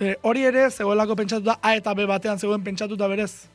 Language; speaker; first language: Basque; native; Basque